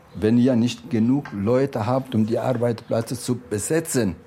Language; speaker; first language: German; non-native, fluent; Italian